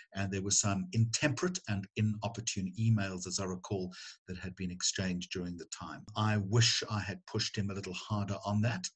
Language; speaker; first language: English; native; English